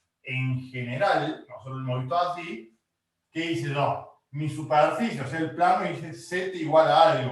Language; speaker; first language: Spanish; native; Spanish